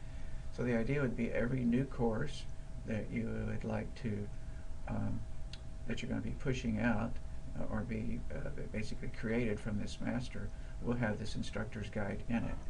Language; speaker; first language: English; native; English